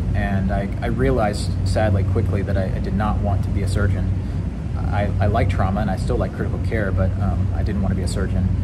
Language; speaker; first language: English; native; English